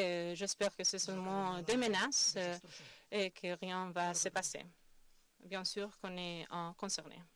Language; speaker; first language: French; non-native, fluent; Spanish